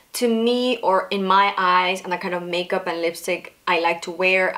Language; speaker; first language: English; non-native, fluent; Spanish